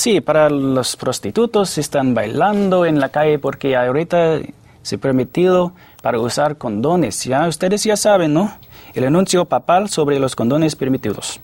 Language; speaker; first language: Spanish; non-native, fluent; English